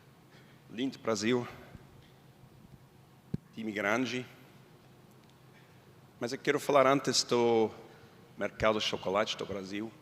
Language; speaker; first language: Portuguese; non-native, fluent; Swiss German